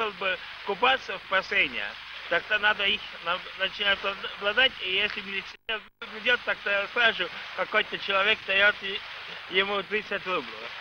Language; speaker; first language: Russian; non-native, local second language; Estonian